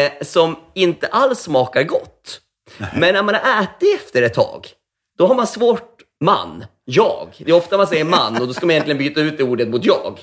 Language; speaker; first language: Swedish; native; Swedish